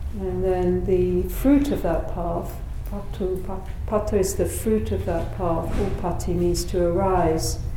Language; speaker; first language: English; native; English